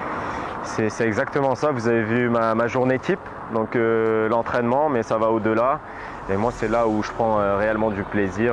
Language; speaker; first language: French; native; French